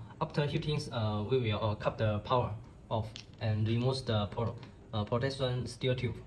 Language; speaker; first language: English; non-native, learner; Chinese